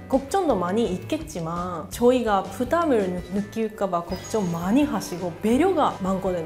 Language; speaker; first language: Korean; non-native, learner; Japanese